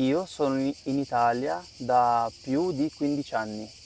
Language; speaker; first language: Italian; non-native, fluent; Ukrainian